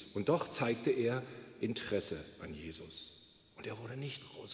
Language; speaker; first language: German; native; German